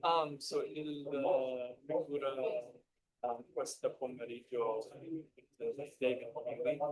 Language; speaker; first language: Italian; non-native, learner; English